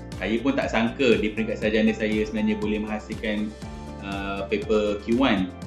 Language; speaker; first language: Malay; native; Malay